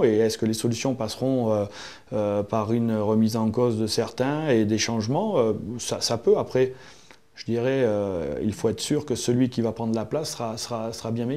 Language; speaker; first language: French; native; French